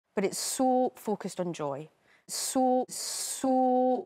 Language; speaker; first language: English; native; English